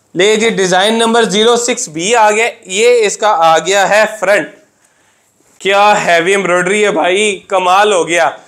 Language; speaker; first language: Urdu; non-native, local second language; Punjabi